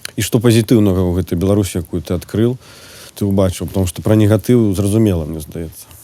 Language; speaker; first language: Belarusian; native; Belarusian